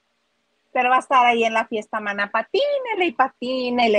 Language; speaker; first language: Spanish; native; Spanish